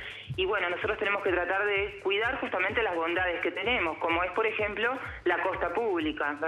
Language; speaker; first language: Spanish; native; Spanish